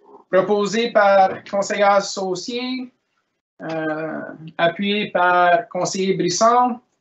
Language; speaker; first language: French; native; French